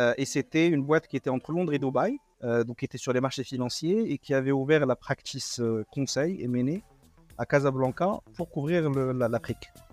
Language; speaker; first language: French; non-native, local second language; Arabic